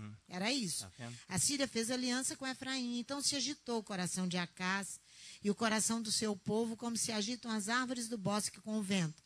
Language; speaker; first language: Portuguese; native; Portuguese